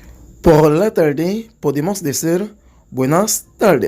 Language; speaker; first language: Spanish; non-native, local second language; Haitian Creole